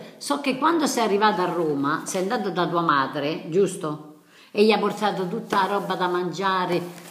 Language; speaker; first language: Italian; native; Italian